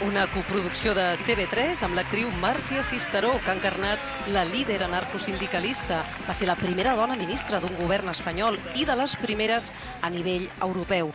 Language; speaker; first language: Catalan; native; Catalan